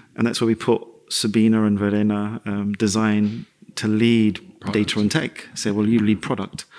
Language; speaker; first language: English; native; English